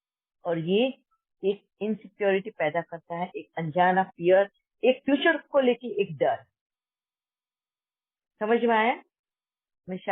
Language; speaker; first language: Hindi; native; Hindi